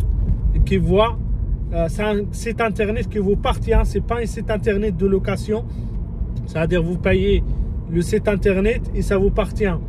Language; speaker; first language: French; non-native, fluent; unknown